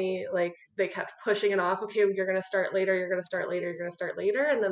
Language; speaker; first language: English; native; English